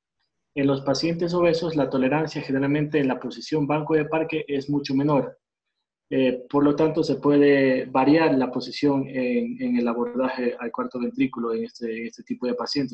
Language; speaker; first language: Spanish; native; Spanish